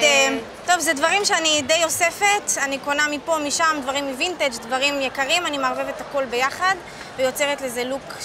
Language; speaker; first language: Hebrew; native; Hebrew